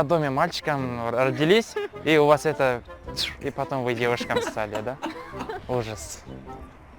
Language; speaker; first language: Russian; non-native, local second language; Kazakh